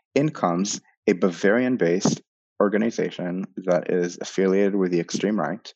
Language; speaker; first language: English; non-native, fluent; Hebrew